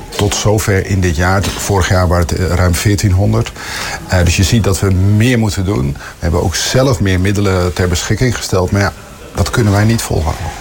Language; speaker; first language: Dutch; native; Dutch